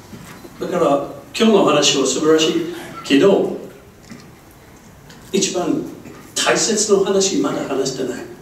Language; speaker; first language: Japanese; non-native, learner; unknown